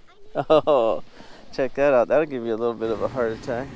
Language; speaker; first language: English; native; English